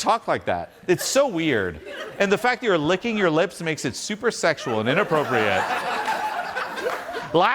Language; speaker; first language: English; non-native, fluent; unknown